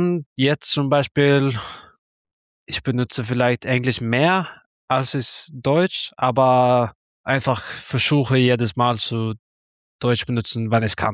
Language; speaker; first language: German; non-native, learner; Norwegian